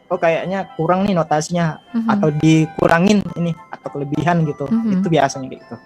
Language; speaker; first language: Indonesian; native; Indonesian